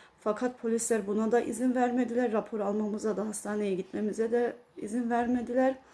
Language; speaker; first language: Turkish; early bilingual, heritage; Turkish